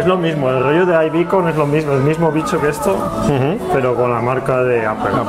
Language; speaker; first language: Spanish; native; Spanish